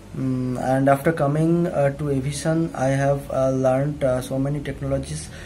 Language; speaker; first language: English; non-native, local second language; Bangla